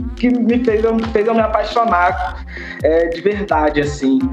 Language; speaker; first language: Portuguese; native; Portuguese